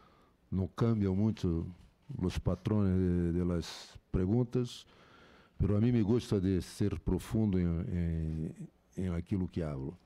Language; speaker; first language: Spanish; non-native, fluent; Portuguese